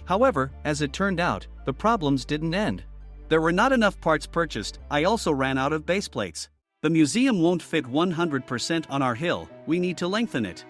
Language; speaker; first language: English; non-native, fluent; Russian